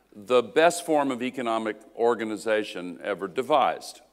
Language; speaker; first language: English; native; English